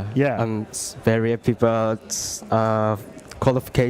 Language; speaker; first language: English; non-native, learner; Korean